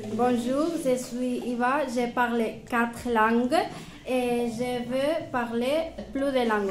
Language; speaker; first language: French; non-native, learner; Spanish